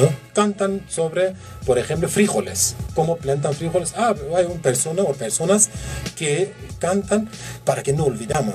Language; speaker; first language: Spanish; non-native, learner; Kurdish